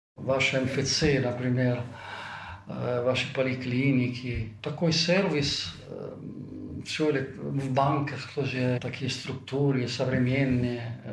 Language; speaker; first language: Russian; non-native, fluent; Italian